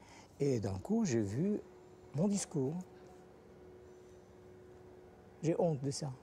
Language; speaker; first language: French; non-native, fluent; Russian